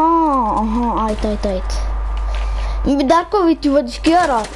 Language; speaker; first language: Swedish; early bilingual, other home language; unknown